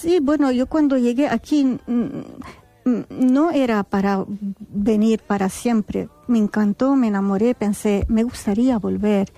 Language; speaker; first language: Spanish; non-native, fluent; Arabic